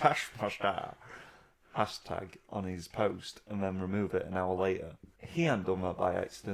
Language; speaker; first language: English; native; English